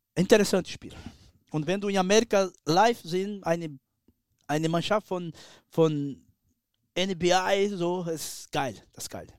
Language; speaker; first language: German; non-native, learner; Portuguese